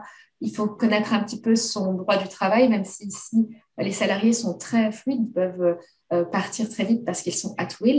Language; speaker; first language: French; native; French